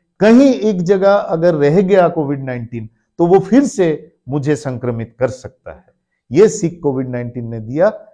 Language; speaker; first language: Hindi; non-native, local second language; Bangla